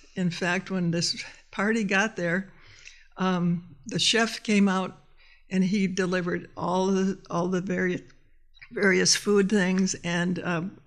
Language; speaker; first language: English; native; English